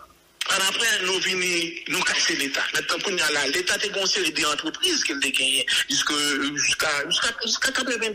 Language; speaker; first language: French; non-native, local second language; Haitian Creole